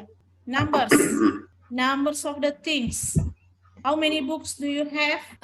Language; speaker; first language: English; non-native, learner; Indonesian